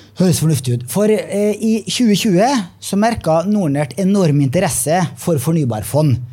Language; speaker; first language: Norwegian; native; Norwegian